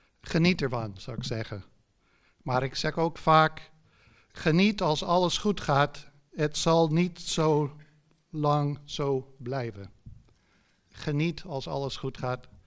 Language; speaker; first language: Dutch; non-native, fluent; English